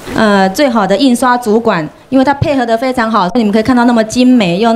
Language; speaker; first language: Chinese; native; Chinese